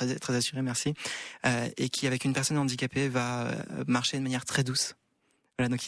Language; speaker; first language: French; native; French